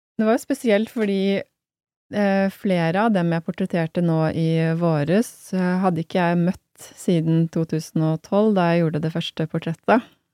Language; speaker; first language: Norwegian; native; Norwegian